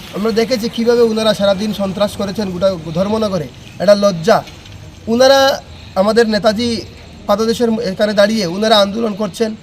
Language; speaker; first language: Bangla; native; Bangla